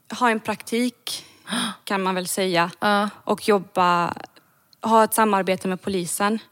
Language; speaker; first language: Swedish; early bilingual, other home language; Serbian